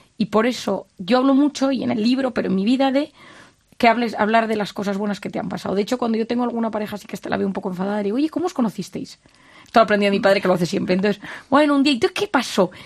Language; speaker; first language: Spanish; native; Spanish